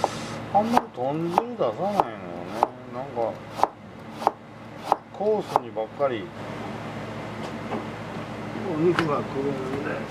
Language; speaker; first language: Japanese; native; Japanese